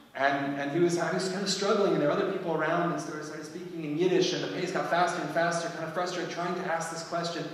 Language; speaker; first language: English; native; English